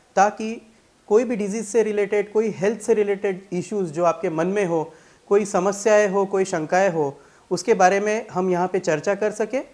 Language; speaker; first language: Hindi; non-native, local second language; Marathi